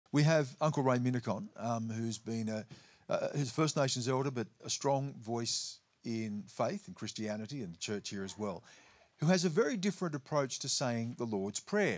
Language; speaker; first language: English; native; English